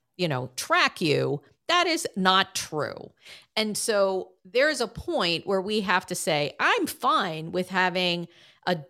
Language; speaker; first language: English; native; English